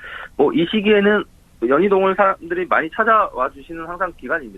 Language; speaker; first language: Korean; native; Korean